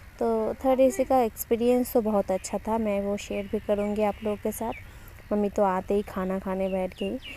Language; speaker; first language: Hindi; non-native, local second language; Bangla